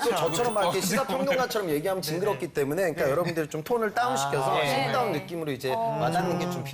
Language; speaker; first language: Korean; native; Korean